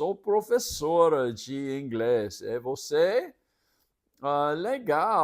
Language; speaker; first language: Portuguese; non-native, learner; English